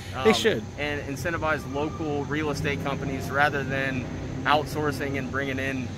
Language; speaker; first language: English; native; English